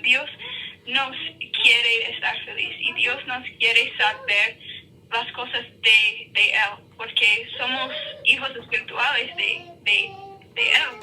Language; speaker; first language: Spanish; non-native, learner; English